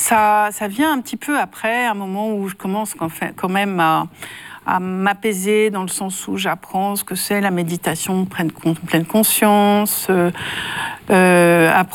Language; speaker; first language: French; native; French